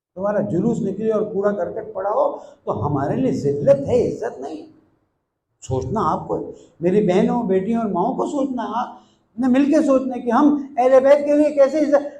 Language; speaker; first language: Urdu; native; Urdu